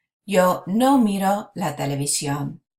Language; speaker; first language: Spanish; non-native, fluent; English